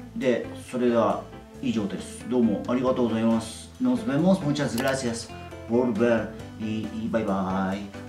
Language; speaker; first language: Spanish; non-native, learner; Japanese